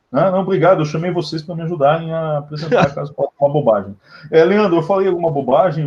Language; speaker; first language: Portuguese; native; Portuguese